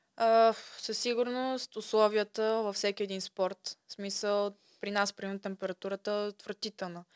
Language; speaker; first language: Bulgarian; early bilingual, other home language; Russian